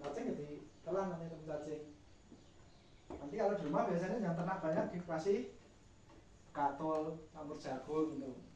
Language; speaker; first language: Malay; non-native, local second language; Javanese